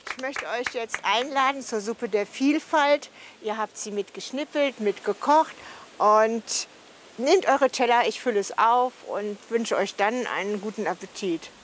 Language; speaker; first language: German; native; German